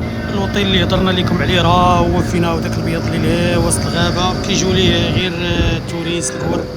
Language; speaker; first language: Arabic; native; Arabic